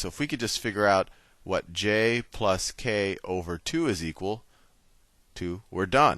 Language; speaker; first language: English; native; English